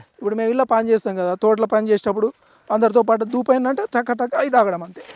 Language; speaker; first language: Telugu; native; Telugu